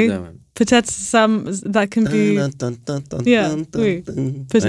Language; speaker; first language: French; non-native, learner; English